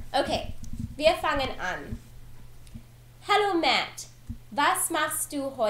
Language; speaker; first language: German; non-native, learner; English